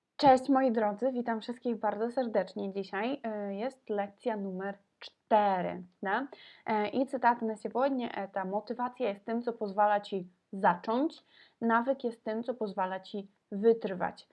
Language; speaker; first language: Polish; non-native, fluent; Russian